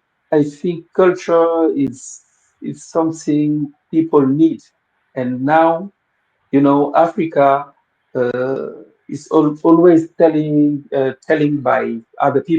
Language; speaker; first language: English; non-native, fluent; Wolof